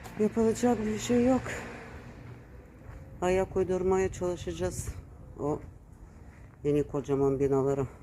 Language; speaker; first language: Turkish; early bilingual, heritage; Turkish